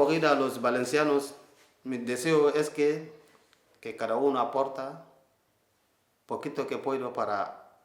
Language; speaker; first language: Spanish; non-native, learner; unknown